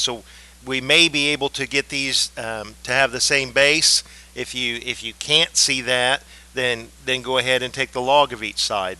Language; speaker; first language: English; native; English